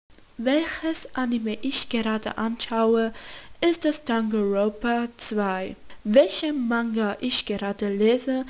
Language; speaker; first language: German; non-native, learner; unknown